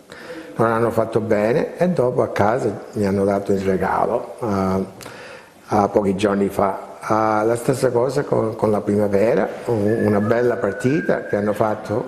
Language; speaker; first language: Italian; early bilingual, heritage; Italian